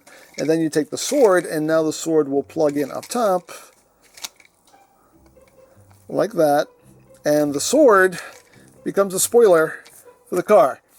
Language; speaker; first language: English; native; English